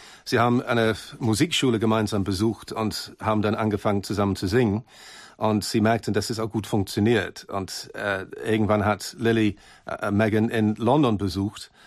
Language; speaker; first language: German; non-native, fluent; English